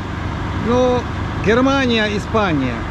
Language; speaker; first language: Russian; non-native, local second language; Ukrainian